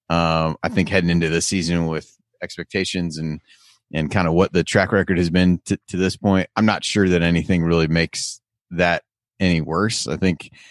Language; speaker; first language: English; native; English